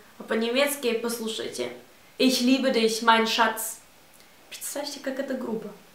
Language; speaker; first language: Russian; early bilingual, heritage; Russian